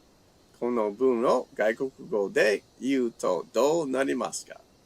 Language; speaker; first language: Japanese; non-native, fluent; English